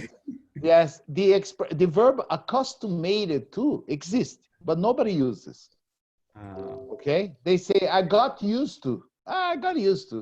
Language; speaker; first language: English; non-native, fluent; Portuguese